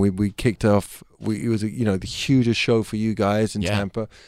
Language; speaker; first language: English; native; English